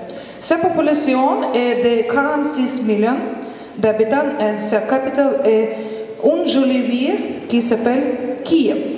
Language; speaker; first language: French; non-native, fluent; Ukrainian